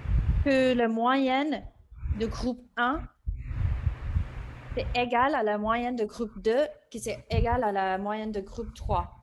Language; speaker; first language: French; non-native, fluent; English